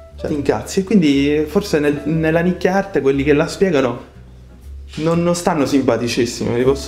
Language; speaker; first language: Italian; native; Italian